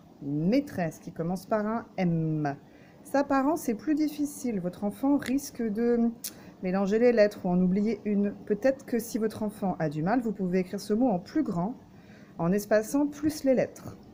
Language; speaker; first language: French; native; French